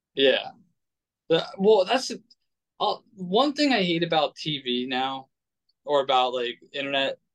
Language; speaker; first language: English; native; English